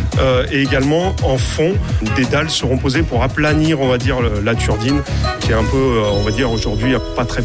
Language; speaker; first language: French; native; French